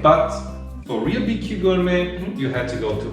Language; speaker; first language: English; non-native, fluent; German